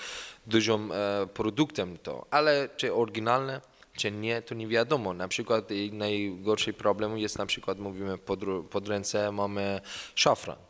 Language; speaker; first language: Polish; non-native, learner; Persian